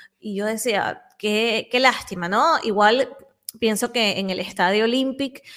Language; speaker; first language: Spanish; native; Spanish